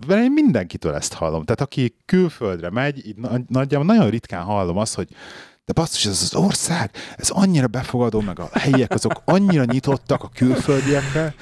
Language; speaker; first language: Hungarian; native; Hungarian